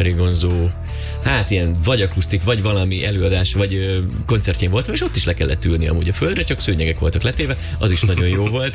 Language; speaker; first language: Hungarian; native; Hungarian